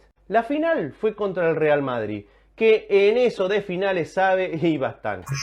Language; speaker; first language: Spanish; native; Spanish